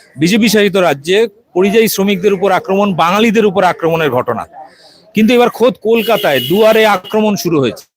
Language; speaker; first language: Bangla; native; Bangla